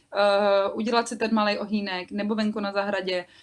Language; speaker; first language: Czech; native; Czech